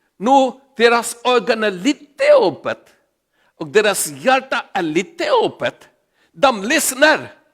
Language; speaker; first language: Swedish; non-native, learner; Urdu